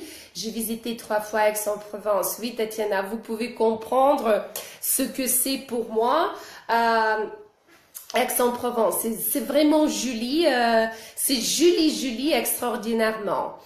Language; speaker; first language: French; non-native, fluent; Russian